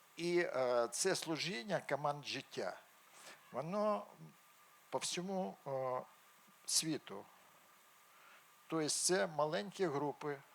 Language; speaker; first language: Ukrainian; non-native, local second language; Russian